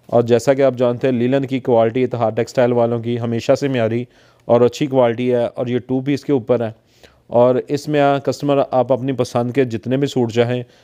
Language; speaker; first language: Urdu; non-native, local second language; Punjabi